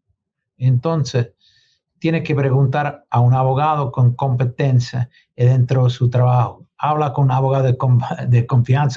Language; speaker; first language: Spanish; non-native, learner; English